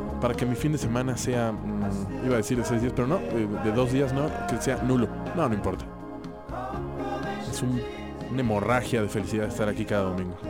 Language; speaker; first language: Spanish; native; Spanish